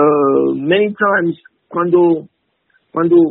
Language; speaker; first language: Portuguese; non-native, learner; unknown